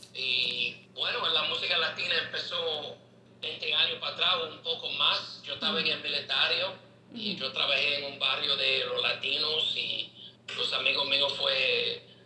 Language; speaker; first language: Spanish; non-native, learner; English